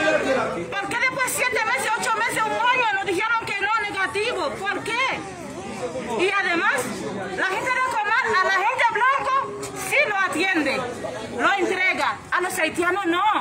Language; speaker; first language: Spanish; non-native, fluent; Haitian Creole